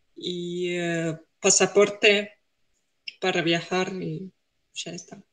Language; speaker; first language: Spanish; non-native, fluent; Russian